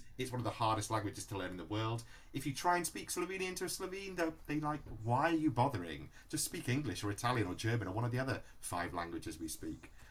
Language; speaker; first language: English; native; English